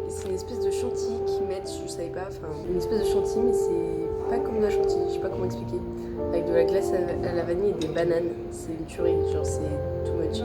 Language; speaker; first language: French; native; French